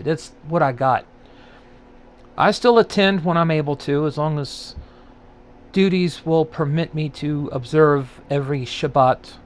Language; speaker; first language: English; native; English